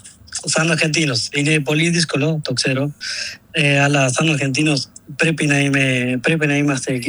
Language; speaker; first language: Greek; non-native, learner; Spanish